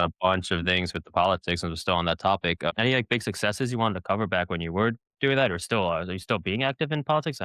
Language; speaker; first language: English; native; English